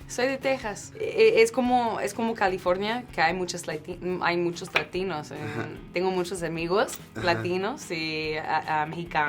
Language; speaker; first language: Spanish; non-native, learner; English